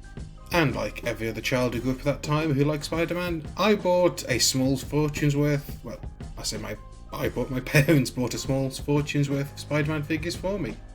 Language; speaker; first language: English; native; English